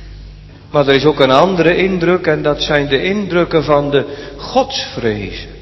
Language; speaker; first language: Dutch; native; Dutch